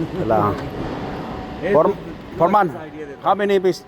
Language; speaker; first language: English; non-native, learner; Filipino